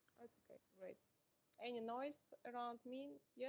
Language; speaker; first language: English; non-native, fluent; Russian